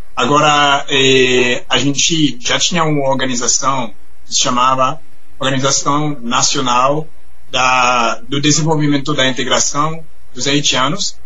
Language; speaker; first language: Portuguese; non-native, fluent; Haitian Creole